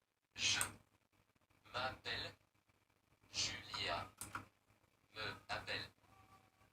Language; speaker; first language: French; non-native, learner; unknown